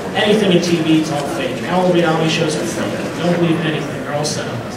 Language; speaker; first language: English; native; English